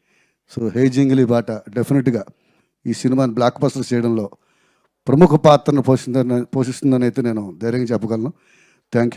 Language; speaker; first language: Telugu; native; Telugu